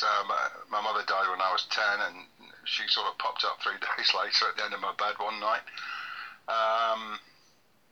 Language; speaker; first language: English; native; English